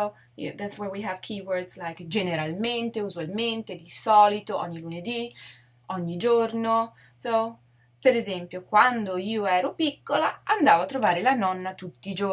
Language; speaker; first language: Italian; non-native, fluent; English